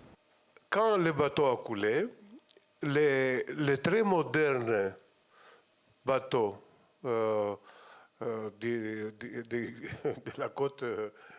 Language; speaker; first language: French; non-native, fluent; Greek